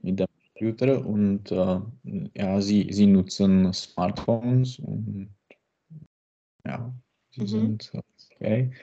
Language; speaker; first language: German; non-native, learner; Czech